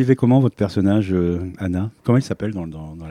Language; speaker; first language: French; native; French